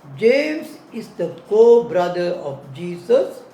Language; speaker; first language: English; non-native, local second language; Tamil